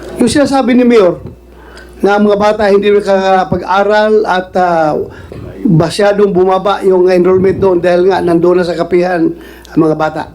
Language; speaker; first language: Filipino; non-native, local second language; Cebuano